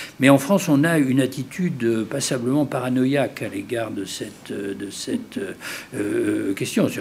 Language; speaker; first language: French; native; French